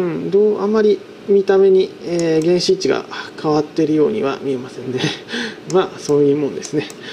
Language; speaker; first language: Japanese; native; Japanese